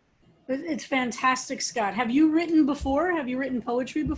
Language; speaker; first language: English; native; English